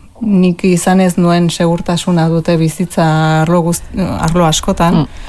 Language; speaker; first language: Basque; early bilingual, heritage; Basque